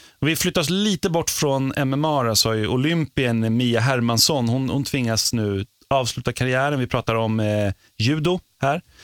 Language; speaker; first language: Swedish; native; Swedish